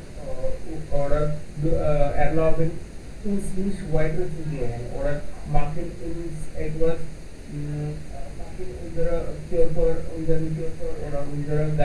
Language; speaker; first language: German; non-native, learner; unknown